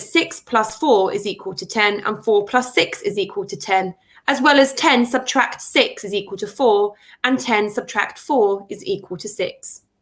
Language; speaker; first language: English; native; English